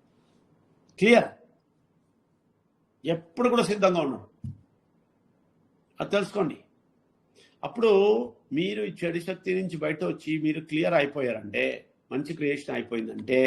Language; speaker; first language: Telugu; non-native, learner; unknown